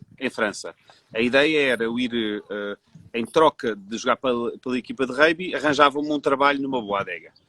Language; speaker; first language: Portuguese; native; Portuguese